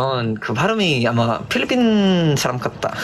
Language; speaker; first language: Korean; non-native, learner; Filipino